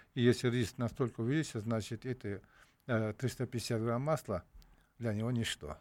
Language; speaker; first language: Russian; non-native, local second language; Uzbek